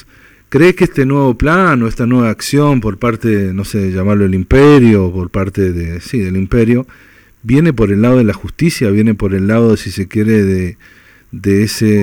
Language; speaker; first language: Spanish; native; Spanish